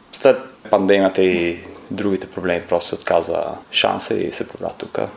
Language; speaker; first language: Bulgarian; non-native, fluent; Italian